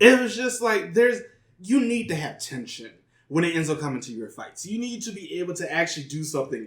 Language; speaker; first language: English; native; English